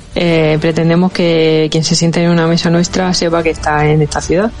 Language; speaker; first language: Spanish; native; Spanish